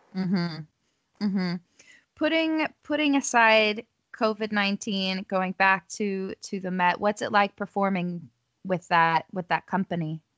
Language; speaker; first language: English; native; English